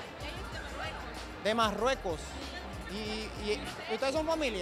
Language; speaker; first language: Spanish; native; Spanish